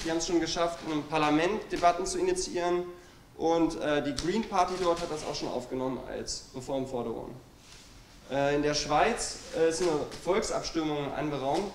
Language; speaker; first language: German; native; German